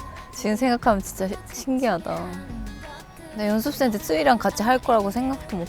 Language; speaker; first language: Korean; non-native, fluent; Japanese